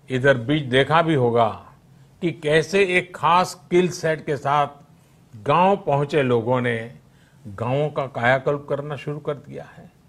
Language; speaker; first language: Hindi; non-native, local second language; Gujarati